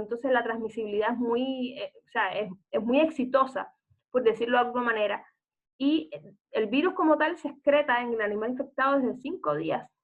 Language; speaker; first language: Spanish; native; Spanish